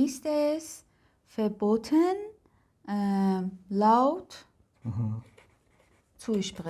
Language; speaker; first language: German; non-native, learner; Persian